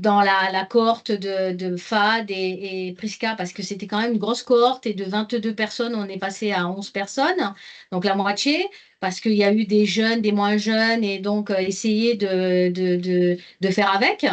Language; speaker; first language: French; native; French